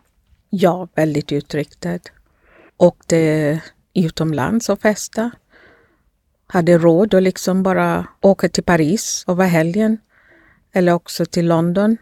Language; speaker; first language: Swedish; non-native, fluent; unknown